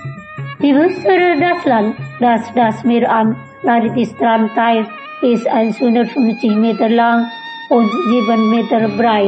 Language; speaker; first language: German; non-native, fluent; Indonesian